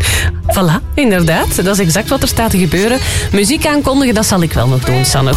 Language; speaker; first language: Dutch; native; Dutch